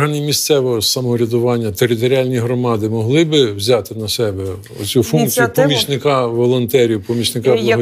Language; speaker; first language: Ukrainian; native; Ukrainian